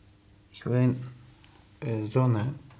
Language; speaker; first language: Dutch; non-native, learner; Turkish